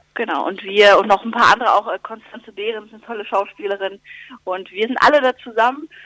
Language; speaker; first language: German; native; German